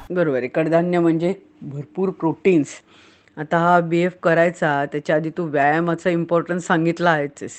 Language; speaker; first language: Marathi; native; Marathi